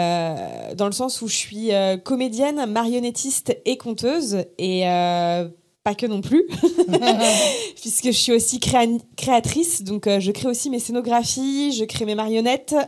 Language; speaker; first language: French; native; French